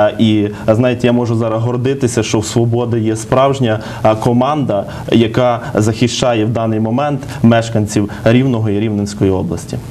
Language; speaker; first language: Ukrainian; native; Ukrainian